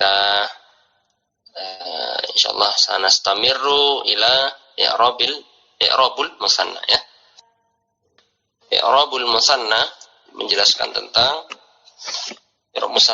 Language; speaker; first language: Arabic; non-native, fluent; Indonesian